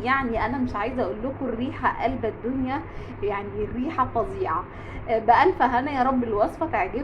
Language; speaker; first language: Arabic; native; Arabic